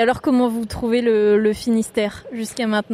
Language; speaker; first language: French; native; French